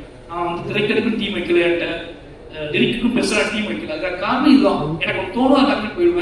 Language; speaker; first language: Tamil; native; Tamil